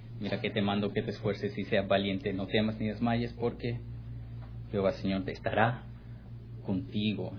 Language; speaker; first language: Spanish; non-native, fluent; English